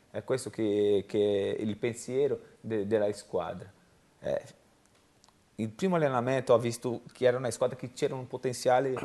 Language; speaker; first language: Italian; non-native, learner; Portuguese